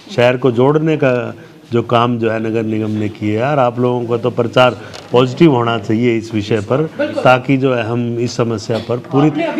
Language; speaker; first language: Hindi; native; Hindi